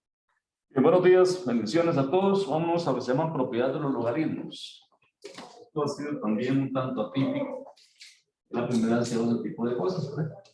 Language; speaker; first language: Spanish; native; Spanish